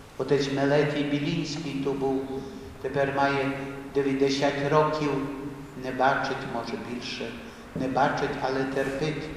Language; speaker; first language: Ukrainian; early bilingual, heritage; Ukrainian